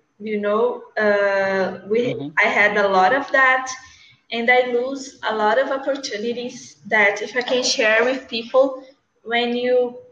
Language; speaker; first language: English; non-native, learner; Portuguese